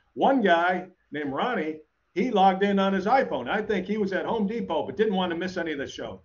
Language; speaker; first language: English; native; English